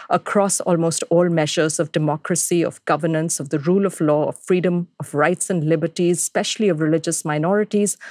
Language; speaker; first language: English; non-native, local second language; Hindi